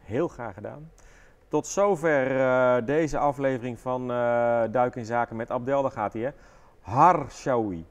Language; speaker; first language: Dutch; native; Dutch